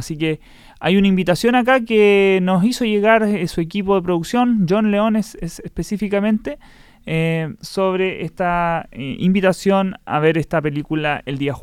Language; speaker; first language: Spanish; native; Spanish